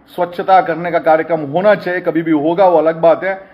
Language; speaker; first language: Hindi; non-native, local second language; Kannada